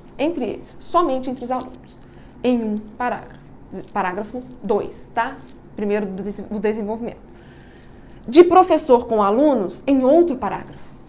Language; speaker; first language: Portuguese; native; Portuguese